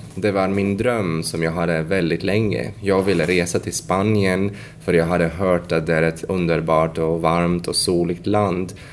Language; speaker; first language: Swedish; non-native, fluent; Latvian